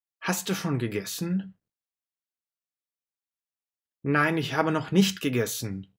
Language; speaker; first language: German; non-native, fluent; Russian